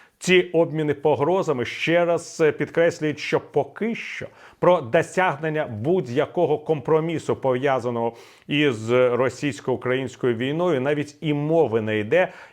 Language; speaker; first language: Ukrainian; non-native, local second language; Russian